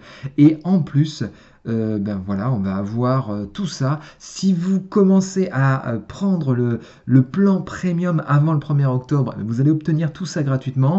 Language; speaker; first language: French; native; French